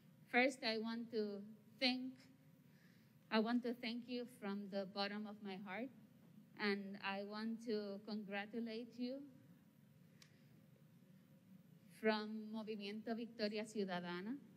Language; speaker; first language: English; non-native, local second language; Spanish